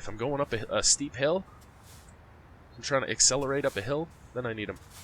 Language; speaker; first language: English; native; English